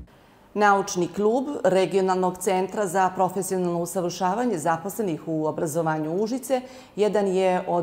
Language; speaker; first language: Serbian; native; Serbian